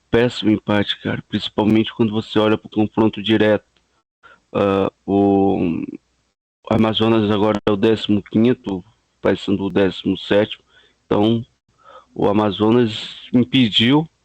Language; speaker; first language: Portuguese; native; Portuguese